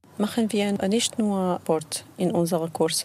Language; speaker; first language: German; non-native, learner; Arabic